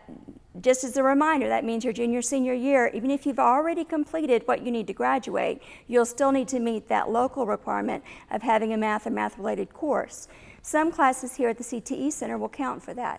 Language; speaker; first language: English; native; English